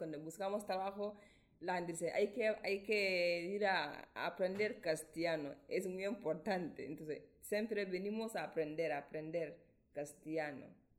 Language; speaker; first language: Spanish; non-native, learner; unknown